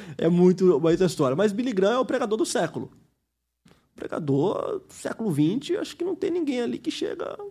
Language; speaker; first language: Portuguese; early bilingual, heritage; Portuguese